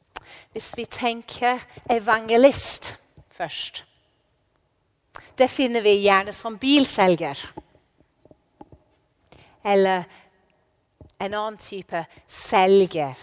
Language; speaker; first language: Norwegian; non-native, fluent; English